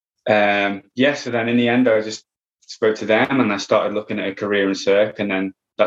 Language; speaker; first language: English; native; English